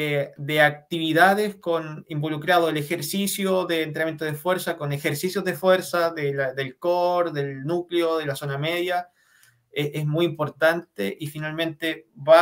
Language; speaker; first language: Spanish; native; Spanish